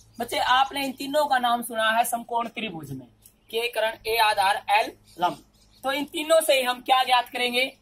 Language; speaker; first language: Hindi; native; Hindi